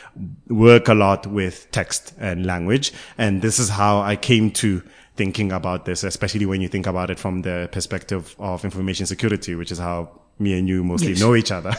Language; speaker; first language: English; non-native, local second language; Tswana